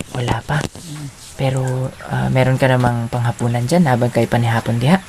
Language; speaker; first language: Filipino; non-native, local second language; Cebuano